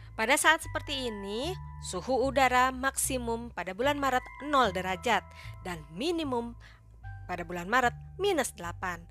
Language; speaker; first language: Indonesian; native; Indonesian